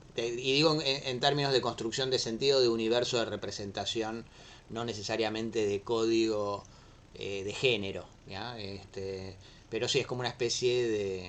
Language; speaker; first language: Spanish; native; Spanish